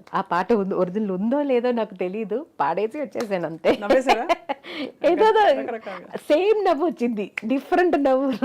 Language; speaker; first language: Telugu; non-native, local second language; Malayalam